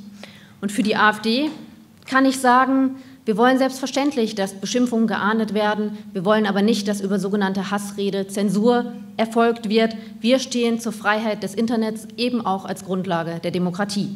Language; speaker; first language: German; native; German